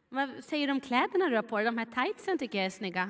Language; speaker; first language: Swedish; native; Swedish